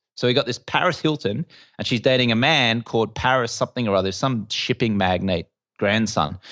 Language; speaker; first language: English; native; English